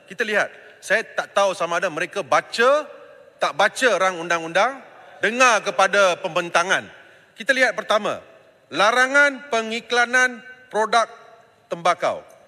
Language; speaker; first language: Malay; non-native, local second language; Tamil